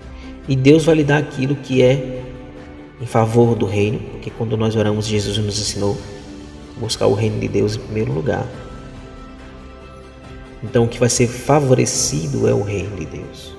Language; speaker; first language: Portuguese; native; Portuguese